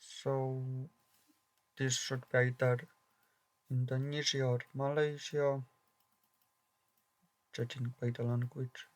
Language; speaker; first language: English; non-native, fluent; Polish